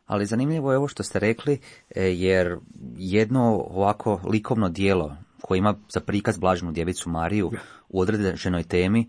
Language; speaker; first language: Croatian; native; Croatian